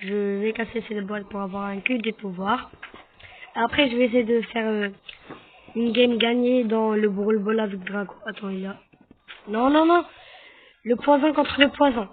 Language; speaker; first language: French; native; French